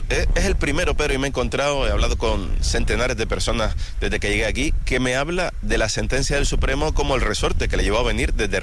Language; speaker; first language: Spanish; native; Spanish